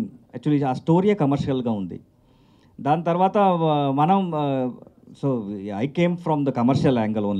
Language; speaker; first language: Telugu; non-native, learner; Kannada